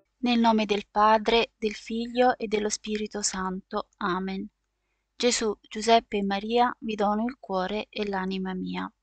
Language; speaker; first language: Italian; native; Italian